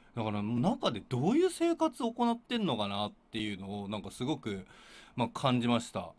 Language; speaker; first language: Japanese; native; Japanese